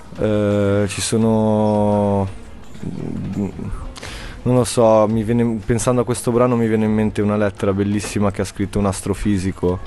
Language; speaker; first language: Italian; native; Italian